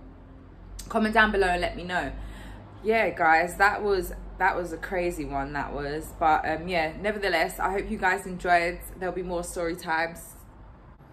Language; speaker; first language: English; native; English